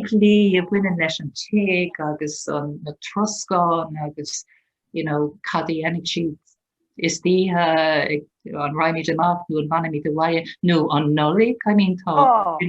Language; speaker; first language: Irish; non-native, local second language; English